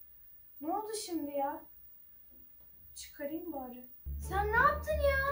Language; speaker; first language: Turkish; native; Turkish